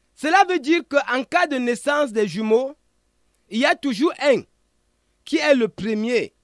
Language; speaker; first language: French; non-native, local second language; Ghomala